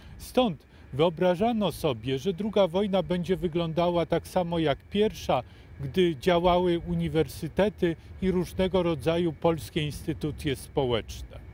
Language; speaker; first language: Polish; native; Polish